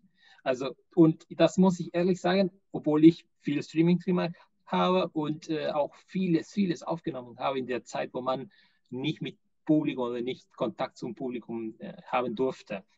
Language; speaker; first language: German; non-native, fluent; Spanish